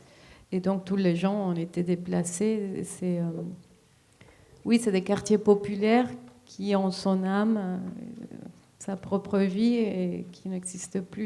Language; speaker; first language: French; non-native, fluent; Spanish